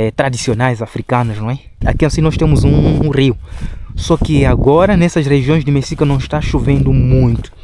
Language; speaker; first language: Portuguese; non-native, local second language; Shona